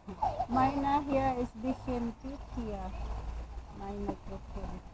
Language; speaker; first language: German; non-native, learner; Filipino